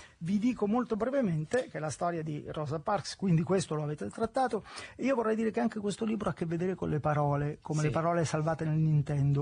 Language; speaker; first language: Italian; native; Italian